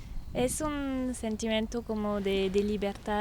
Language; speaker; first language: Spanish; non-native, learner; French